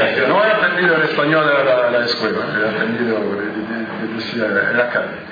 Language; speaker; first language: Spanish; non-native, fluent; French